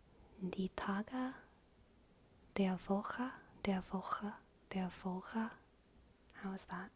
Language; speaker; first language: German; non-native, learner; English